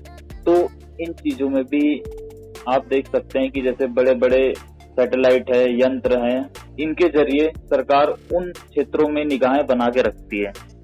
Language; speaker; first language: Hindi; native; Hindi